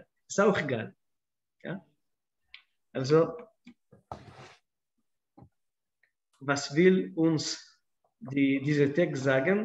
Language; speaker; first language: German; non-native, fluent; Russian